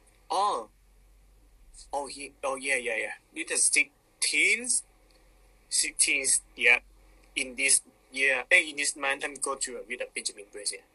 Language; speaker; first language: English; non-native, learner; Thai